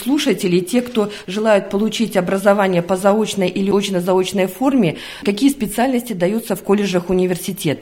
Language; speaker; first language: Russian; native; Russian